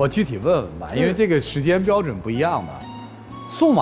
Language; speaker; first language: Chinese; native; Chinese